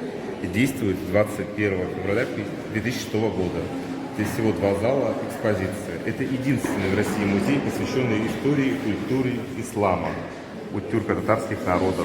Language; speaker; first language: Russian; native; Russian